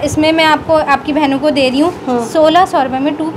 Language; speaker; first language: Urdu; native; Urdu